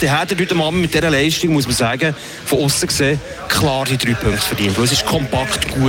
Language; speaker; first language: German; native; German